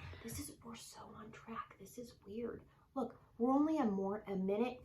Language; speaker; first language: English; native; English